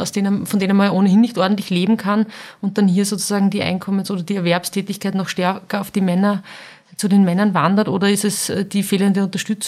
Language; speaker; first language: German; native; German